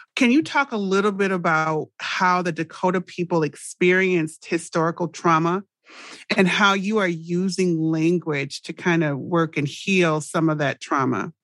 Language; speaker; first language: English; native; English